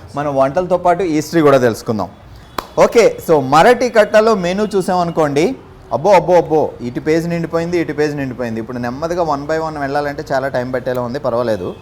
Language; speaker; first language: Telugu; native; Telugu